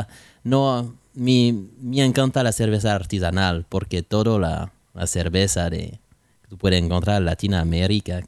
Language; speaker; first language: Spanish; non-native, learner; French